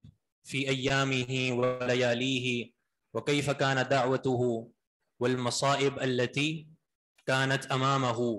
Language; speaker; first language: Arabic; non-native, fluent; Urdu